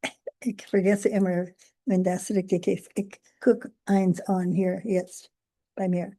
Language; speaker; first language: German; non-native, learner; English